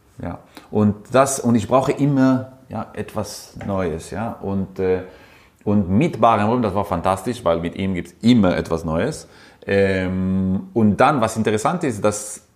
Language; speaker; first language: German; non-native, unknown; Italian